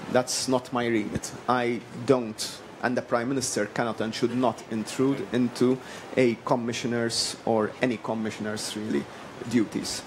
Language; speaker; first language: English; non-native, local second language; Maltese